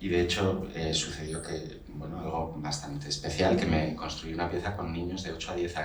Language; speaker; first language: Spanish; native; Spanish